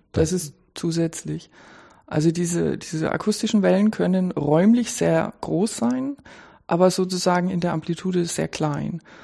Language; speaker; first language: German; native; German